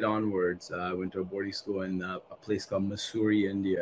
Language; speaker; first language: English; non-native, local second language; Nepali